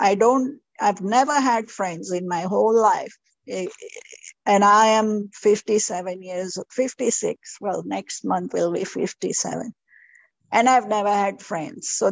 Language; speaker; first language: English; non-native, local second language; Marathi